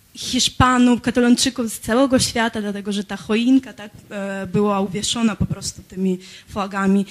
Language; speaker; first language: Polish; non-native, fluent; Ukrainian